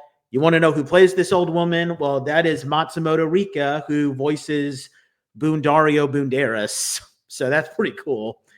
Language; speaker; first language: English; native; English